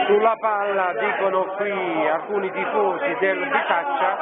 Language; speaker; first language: Italian; native; Italian